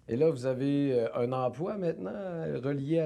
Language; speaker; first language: French; native; French